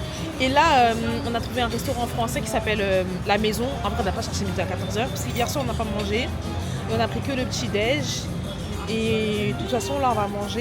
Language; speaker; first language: French; native; French